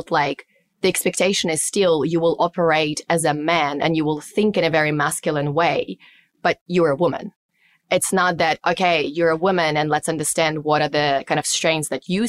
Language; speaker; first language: English; non-native, fluent; Russian